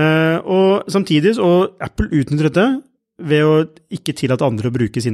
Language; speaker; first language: Norwegian; native; Norwegian